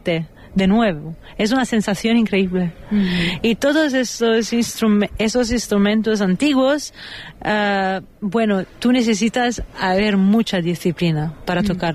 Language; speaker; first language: Spanish; non-native, fluent; Italian